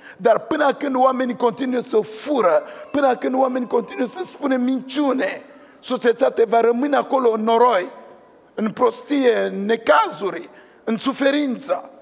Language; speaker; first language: Romanian; non-native, fluent; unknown